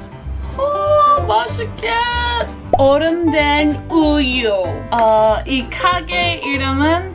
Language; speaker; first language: Korean; non-native, fluent; English